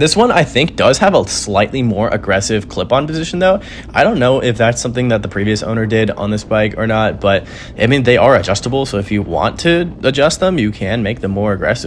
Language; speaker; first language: English; native; English